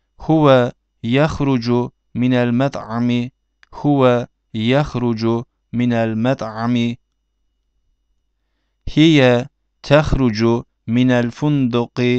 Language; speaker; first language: Arabic; non-native, fluent; Turkish